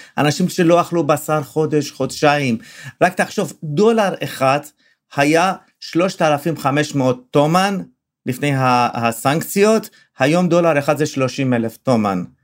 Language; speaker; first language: Hebrew; non-native, fluent; Persian